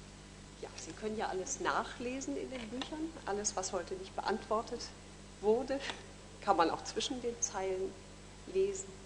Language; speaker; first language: German; native; German